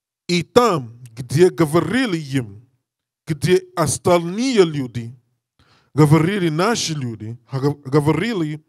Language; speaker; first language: Russian; non-native, learner; English